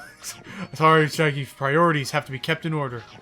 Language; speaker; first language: English; native; English